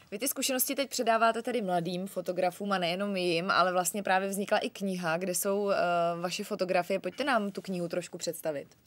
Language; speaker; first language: Czech; native; Czech